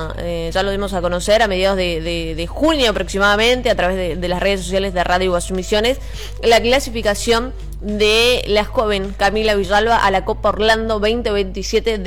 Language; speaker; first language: Spanish; native; Spanish